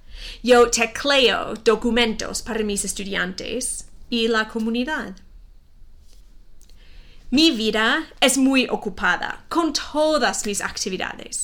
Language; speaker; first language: Spanish; non-native, fluent; English